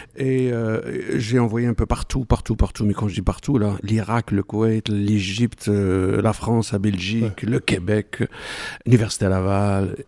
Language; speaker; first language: French; non-native, local second language; Arabic